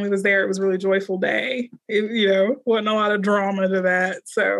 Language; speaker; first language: English; native; English